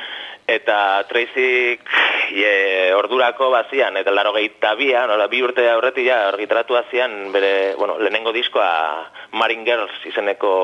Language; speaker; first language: Basque; native; Basque